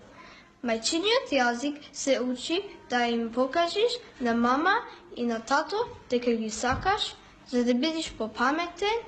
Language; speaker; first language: Macedonian; early bilingual, heritage; Macedonian